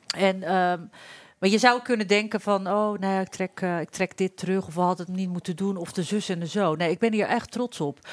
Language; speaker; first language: Dutch; early bilingual, other home language; Turkish